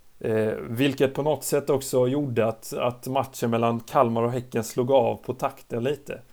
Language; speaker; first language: Swedish; native; Swedish